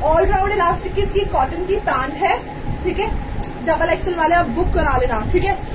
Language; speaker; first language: Hindi; native; Hindi